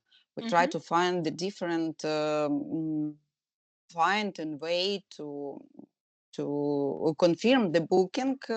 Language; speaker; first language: English; non-native, learner; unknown